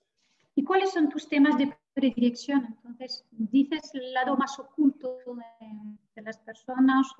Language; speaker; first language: Spanish; non-native, fluent; French